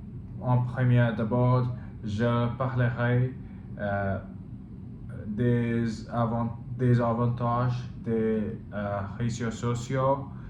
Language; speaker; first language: French; non-native, learner; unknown